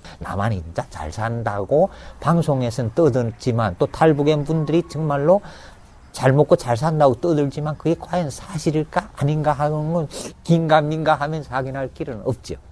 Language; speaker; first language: Korean; native; Korean